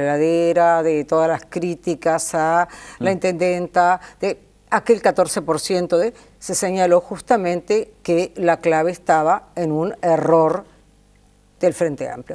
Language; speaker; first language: Spanish; native; Spanish